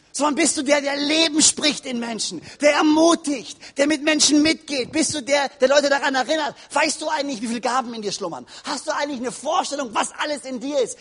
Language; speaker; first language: German; native; German